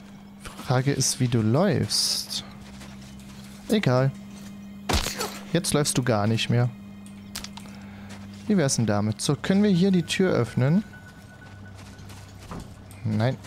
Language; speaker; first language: German; native; German